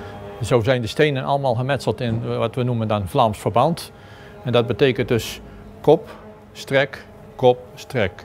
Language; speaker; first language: Dutch; native; Dutch